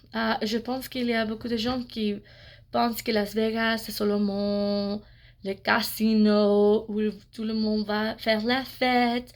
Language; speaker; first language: French; non-native, fluent; English